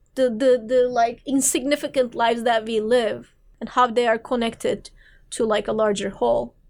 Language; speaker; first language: English; non-native, fluent; Turkish